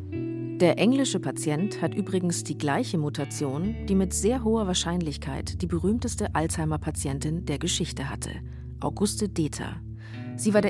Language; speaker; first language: German; native; German